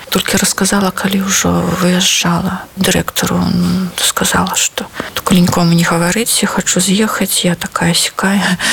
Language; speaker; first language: Belarusian; non-native, local second language; Russian